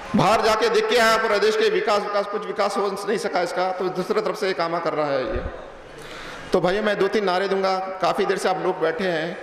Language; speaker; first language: Hindi; non-native, local second language; Punjabi